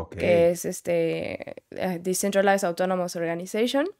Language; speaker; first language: Spanish; native; Spanish